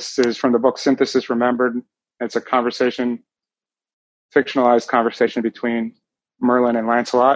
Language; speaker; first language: English; native; English